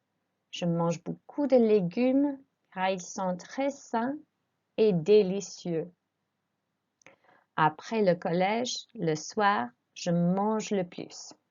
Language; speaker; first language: French; non-native, fluent; English